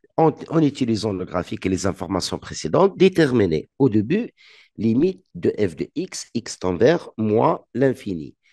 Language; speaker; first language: French; non-native, local second language; Arabic